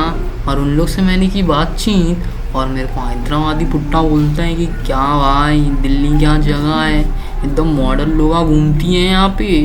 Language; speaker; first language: Hindi; native; Hindi